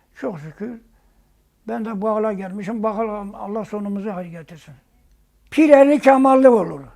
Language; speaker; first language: Turkish; non-native, local second language; Zaza